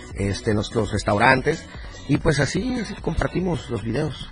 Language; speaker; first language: Spanish; native; Spanish